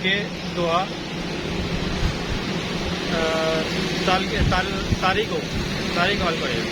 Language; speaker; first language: Korean; non-native, learner; Punjabi